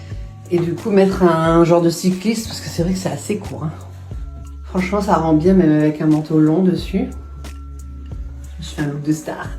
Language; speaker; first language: French; native; French